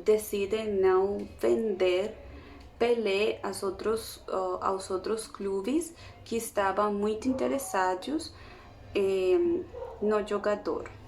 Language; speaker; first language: Portuguese; non-native, learner; Spanish